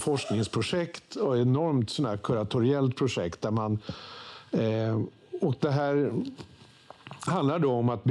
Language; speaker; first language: Swedish; native; Swedish